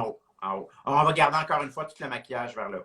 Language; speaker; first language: French; native; French